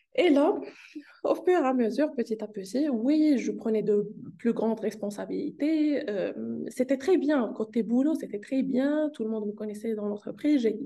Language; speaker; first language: French; non-native, local second language; Arabic